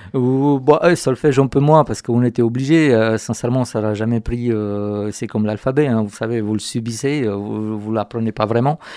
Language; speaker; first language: French; non-native, fluent; Romanian